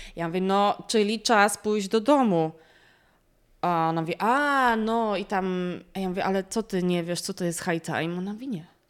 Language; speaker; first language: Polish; native; Polish